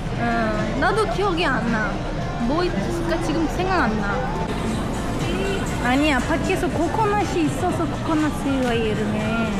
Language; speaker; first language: Korean; non-native, fluent; Turkish